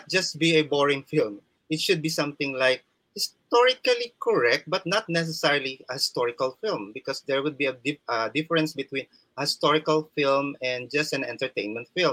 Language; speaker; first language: English; non-native, local second language; Waray